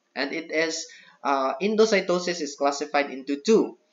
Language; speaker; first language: English; non-native, local second language; Cebuano